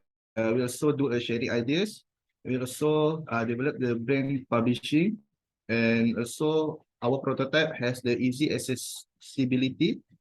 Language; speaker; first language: English; non-native, fluent; Malay